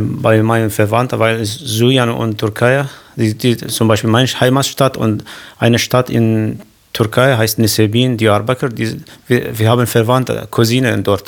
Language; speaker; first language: German; non-native, fluent; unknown